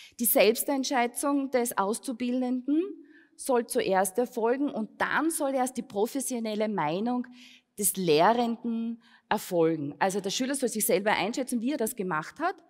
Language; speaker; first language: German; native; German